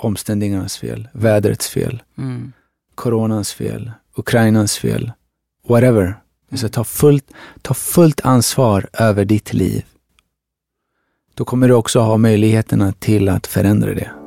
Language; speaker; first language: Swedish; early bilingual, other home language; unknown